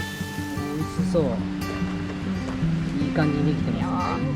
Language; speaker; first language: Japanese; native; Japanese